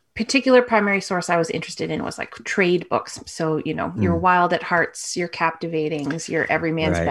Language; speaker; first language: English; native; English